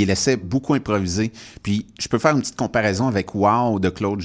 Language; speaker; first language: French; native; French